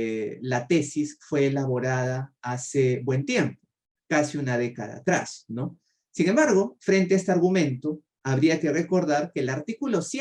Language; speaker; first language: Spanish; native; Spanish